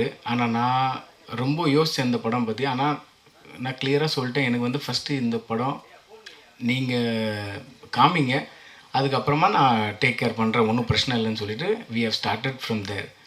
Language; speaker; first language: Tamil; non-native, fluent; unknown